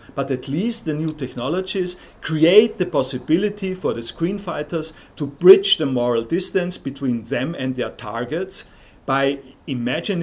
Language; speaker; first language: English; non-native, fluent; German